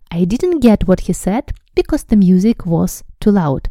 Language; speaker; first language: English; non-native, fluent; Russian